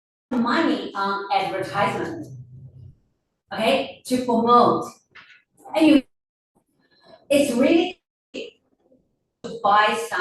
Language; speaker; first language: English; non-native, fluent; Chinese